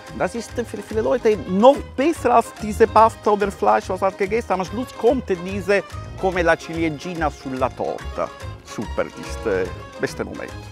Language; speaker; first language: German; non-native, fluent; Italian